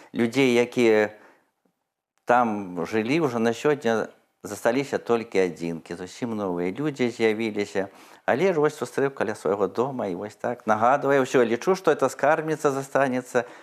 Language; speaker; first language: Belarusian; native; Belarusian